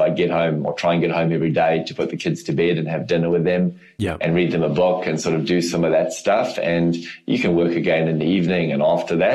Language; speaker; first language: English; native; English